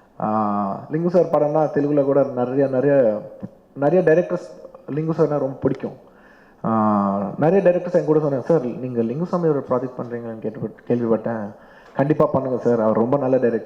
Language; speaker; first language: Tamil; non-native, local second language; Telugu